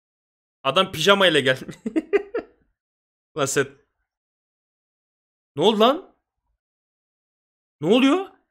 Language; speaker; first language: Turkish; native; Turkish